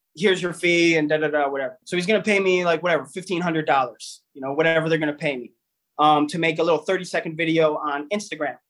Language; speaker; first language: English; native; English